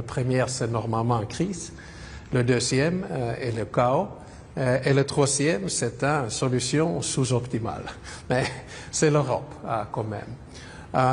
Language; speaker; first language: French; non-native, fluent; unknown